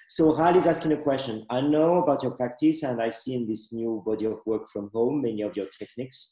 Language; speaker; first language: English; non-native, fluent; Malagasy